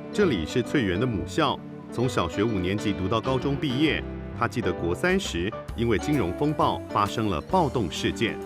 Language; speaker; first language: Chinese; native; Chinese